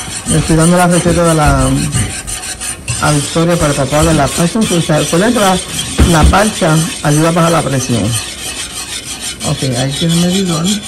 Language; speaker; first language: Spanish; native; Spanish